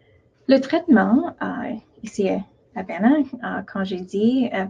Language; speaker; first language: French; non-native, local second language; English